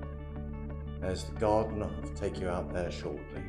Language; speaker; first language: English; native; English